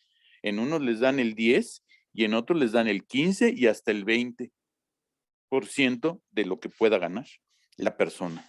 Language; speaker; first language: Spanish; native; Spanish